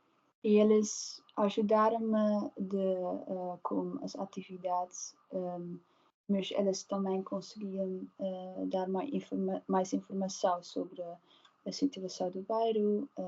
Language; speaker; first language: Portuguese; non-native, learner; Dutch